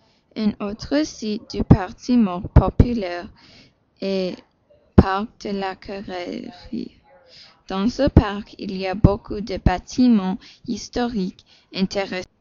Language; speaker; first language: French; non-native, learner; English